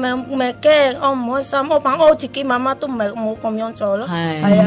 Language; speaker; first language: Chinese; non-native, learner; Indonesian